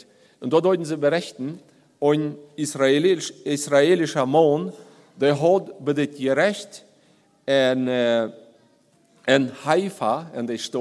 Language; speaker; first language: German; non-native, learner; Plautdietsch